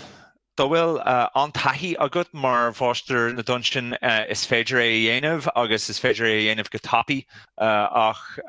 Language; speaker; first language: Irish; non-native, learner; English